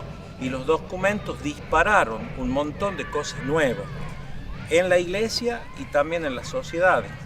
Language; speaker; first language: Spanish; native; Spanish